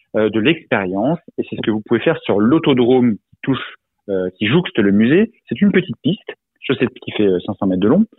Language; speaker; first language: French; native; French